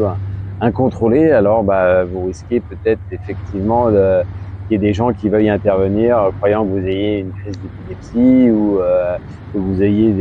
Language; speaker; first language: French; native; French